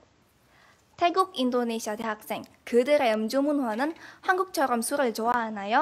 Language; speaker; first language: Korean; non-native, fluent; Indonesian